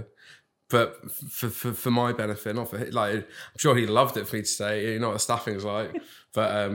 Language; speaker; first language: English; native; English